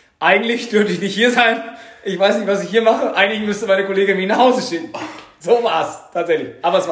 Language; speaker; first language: German; native; German